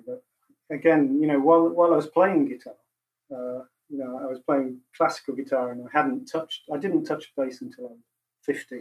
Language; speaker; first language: English; native; English